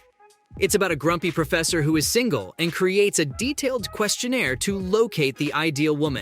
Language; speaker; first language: English; native; English